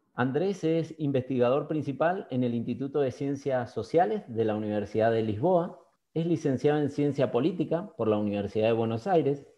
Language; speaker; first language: Spanish; native; Spanish